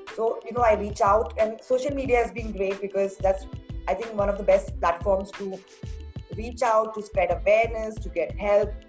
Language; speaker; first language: English; non-native, local second language; Hindi